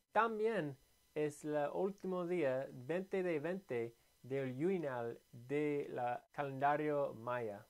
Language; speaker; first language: Spanish; non-native, learner; English